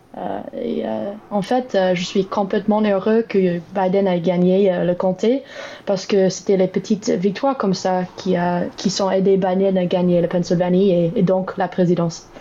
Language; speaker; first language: French; non-native, learner; English